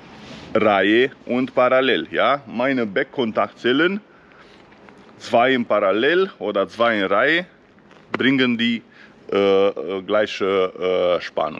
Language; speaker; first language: German; non-native, fluent; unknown